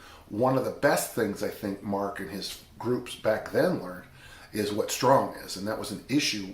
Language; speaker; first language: English; native; English